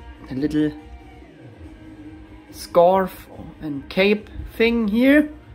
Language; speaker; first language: English; non-native, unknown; German